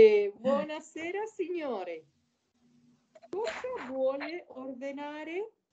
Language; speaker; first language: Italian; non-native, learner; Spanish